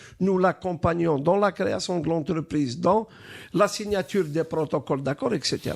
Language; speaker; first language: French; non-native, local second language; Arabic